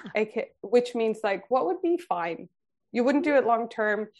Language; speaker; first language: English; non-native, fluent; Swedish